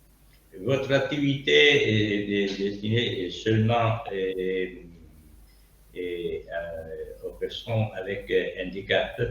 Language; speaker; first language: French; non-native, learner; Italian